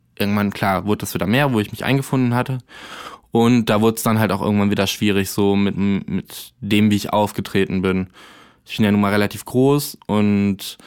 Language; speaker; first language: German; native; German